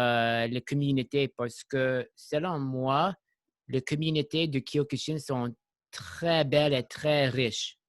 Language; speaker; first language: French; non-native, local second language; English